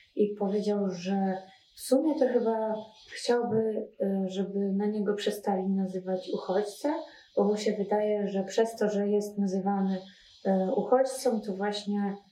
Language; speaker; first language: Polish; non-native, fluent; Russian